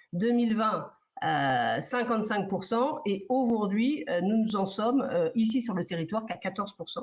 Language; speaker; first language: French; native; French